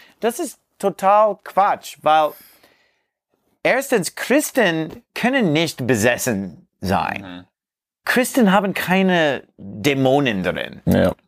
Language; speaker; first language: German; non-native, learner; English